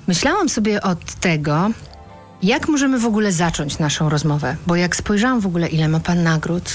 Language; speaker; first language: Polish; native; Polish